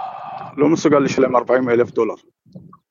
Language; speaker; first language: Hebrew; non-native, fluent; Arabic